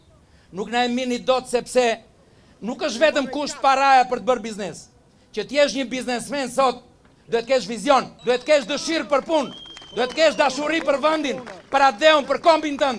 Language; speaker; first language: Albanian; native; Albanian